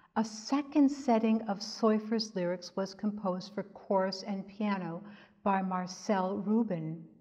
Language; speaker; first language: English; native; English